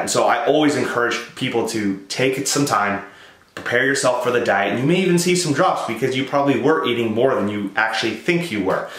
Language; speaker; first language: English; native; English